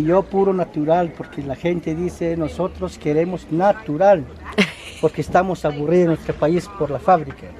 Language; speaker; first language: Spanish; non-native, local second language; Kaqchikel